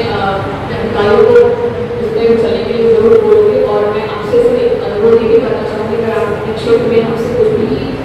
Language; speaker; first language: Hindi; native; Hindi